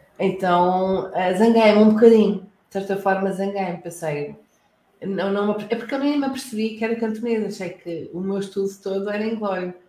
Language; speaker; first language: Portuguese; native; Portuguese